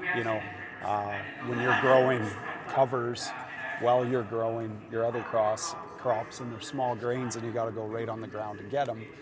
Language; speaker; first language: English; native; English